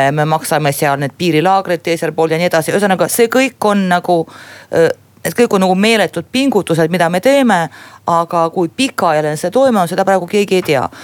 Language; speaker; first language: Estonian; non-native, local second language; Russian